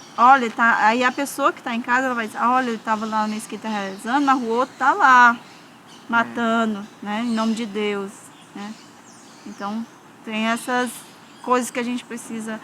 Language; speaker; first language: Portuguese; native; Portuguese